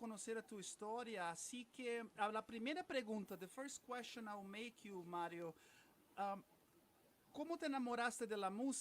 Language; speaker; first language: Spanish; non-native, fluent; Portuguese